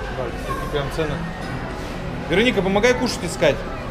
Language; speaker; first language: Russian; native; Russian